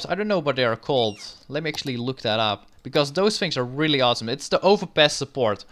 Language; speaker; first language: English; non-native, fluent; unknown